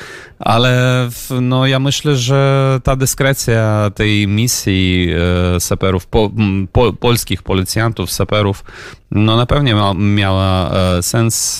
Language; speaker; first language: Polish; non-native, fluent; Ukrainian